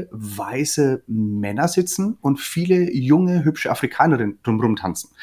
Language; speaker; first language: German; native; German